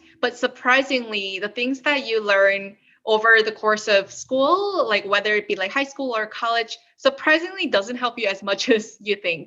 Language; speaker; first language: English; early bilingual, other home language; Korean